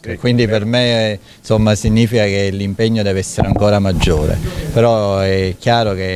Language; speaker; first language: Italian; native; Italian